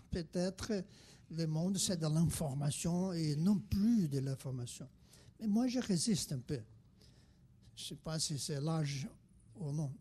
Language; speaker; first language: French; non-native, fluent; Portuguese